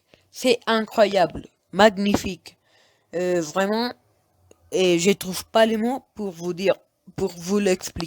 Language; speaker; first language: French; non-native, learner; Spanish